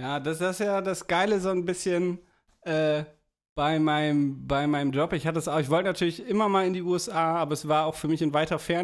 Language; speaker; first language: German; native; German